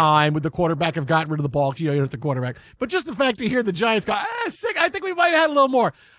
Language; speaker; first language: English; native; English